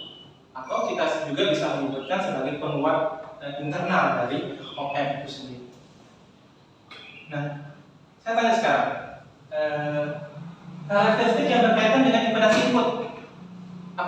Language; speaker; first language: Indonesian; native; Indonesian